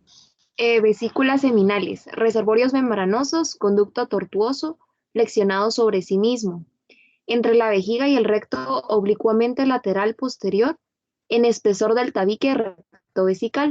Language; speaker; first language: Spanish; native; Spanish